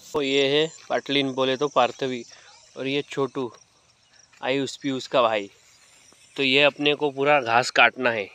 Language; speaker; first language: Hindi; non-native, local second language; Marathi